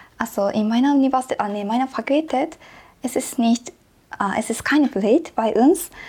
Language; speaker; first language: German; non-native, learner; Japanese